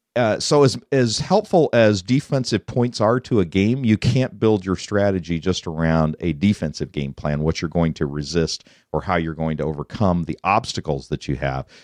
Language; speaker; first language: English; native; English